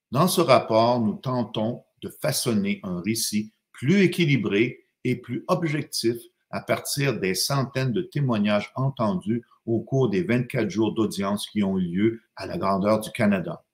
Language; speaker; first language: French; native; French